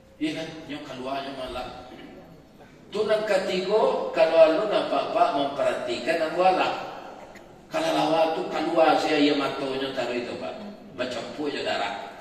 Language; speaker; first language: Malay; non-native, local second language; Minangkabau